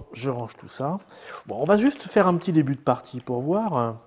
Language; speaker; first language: French; native; French